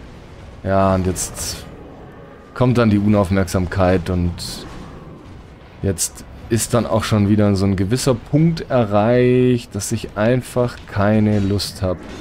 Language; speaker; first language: German; native; German